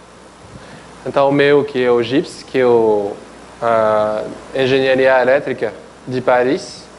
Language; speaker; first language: Portuguese; non-native, fluent; French